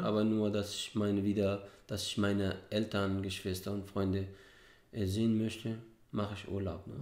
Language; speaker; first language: German; non-native, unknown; Arabic